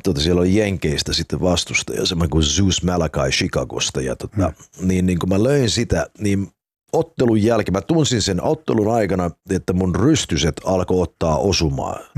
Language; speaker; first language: Finnish; early bilingual, heritage; Finnish